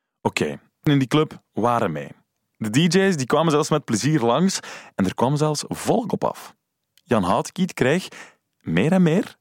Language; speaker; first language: Dutch; native; Dutch